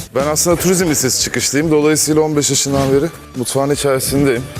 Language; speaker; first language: Turkish; native; Turkish